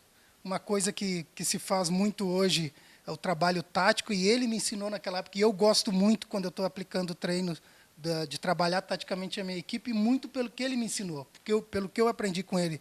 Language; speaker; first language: Portuguese; native; Portuguese